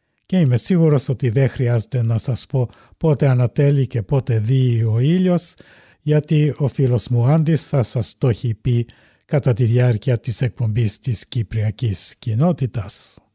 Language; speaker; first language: Greek; early bilingual, heritage; Greek